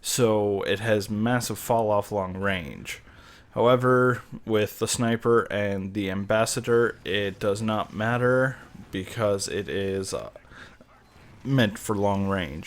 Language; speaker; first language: English; native; English